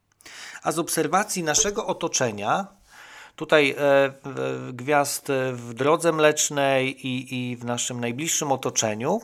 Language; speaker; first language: Polish; native; Polish